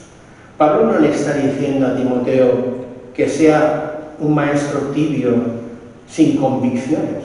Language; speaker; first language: Spanish; native; Spanish